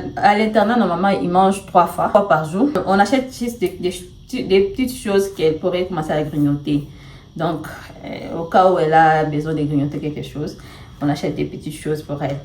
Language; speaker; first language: French; non-native, local second language; Swahili